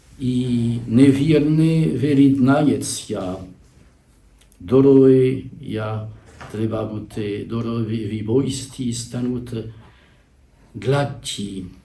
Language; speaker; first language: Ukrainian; non-native, learner; French